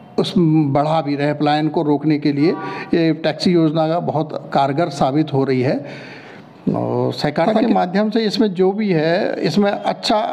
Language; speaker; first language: Hindi; native; Hindi